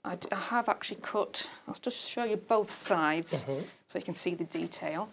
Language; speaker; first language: English; native; English